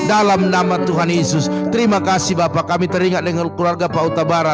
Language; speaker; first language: Indonesian; native; Indonesian